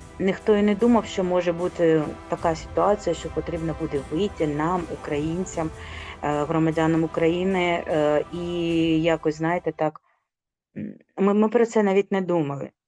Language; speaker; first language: Ukrainian; native; Ukrainian